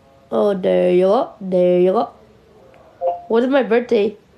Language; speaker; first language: English; early bilingual, other home language; Spanish